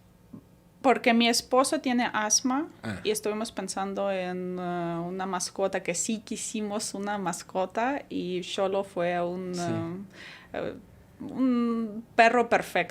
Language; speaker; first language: Spanish; non-native, fluent; Ukrainian